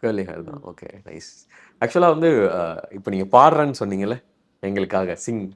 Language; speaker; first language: Tamil; native; Tamil